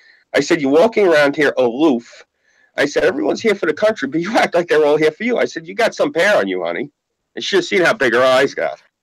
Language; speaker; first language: English; native; English